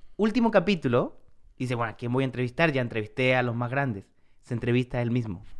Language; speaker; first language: Spanish; native; Spanish